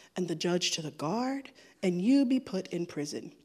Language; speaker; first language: English; early bilingual, other home language; Spanish